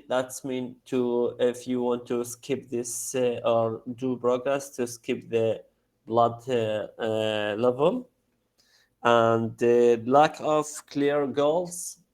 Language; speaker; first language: English; non-native, learner; Arabic